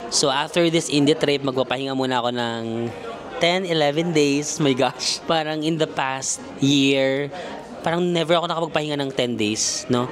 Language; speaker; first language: Filipino; non-native, local second language; Cebuano